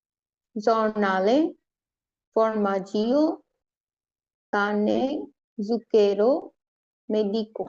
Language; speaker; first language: Italian; non-native, learner; Bangla